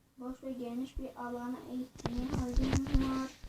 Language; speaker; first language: Turkish; native; Turkish